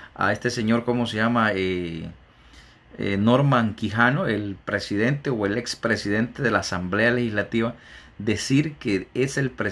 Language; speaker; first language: Spanish; native; Spanish